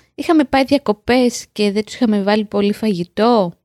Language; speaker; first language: Greek; native; Greek